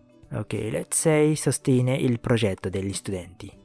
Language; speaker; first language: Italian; non-native, learner; Japanese